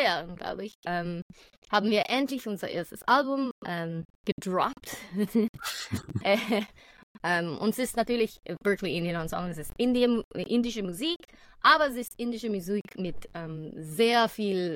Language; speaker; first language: German; non-native, fluent; English